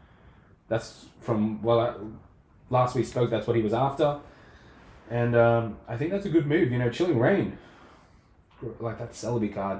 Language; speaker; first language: English; native; English